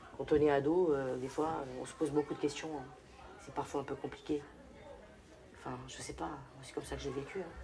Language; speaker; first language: French; early bilingual, other home language; Portuguese